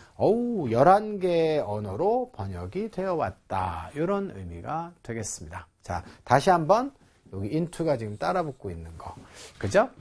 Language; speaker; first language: Korean; native; Korean